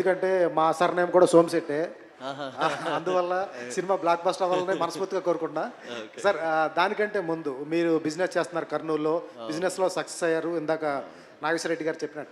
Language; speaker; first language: Telugu; native; Telugu